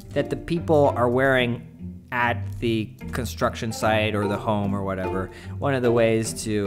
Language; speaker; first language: English; native; English